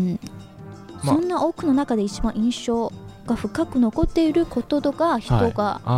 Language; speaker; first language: Japanese; non-native, fluent; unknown